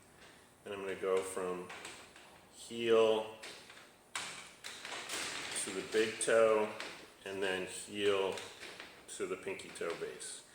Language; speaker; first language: English; native; English